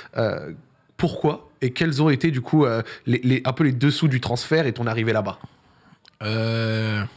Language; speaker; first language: French; native; French